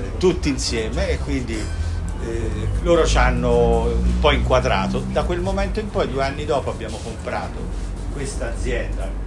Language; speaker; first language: Italian; native; Italian